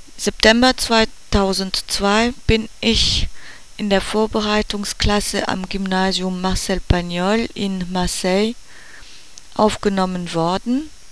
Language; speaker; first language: German; non-native, learner; French